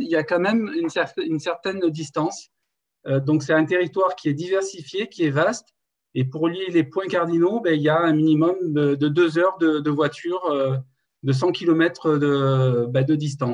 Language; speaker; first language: French; native; French